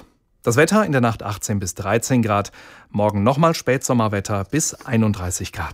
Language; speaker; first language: German; native; German